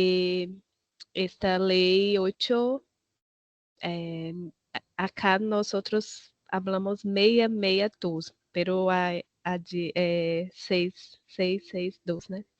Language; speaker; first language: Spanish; non-native, learner; Portuguese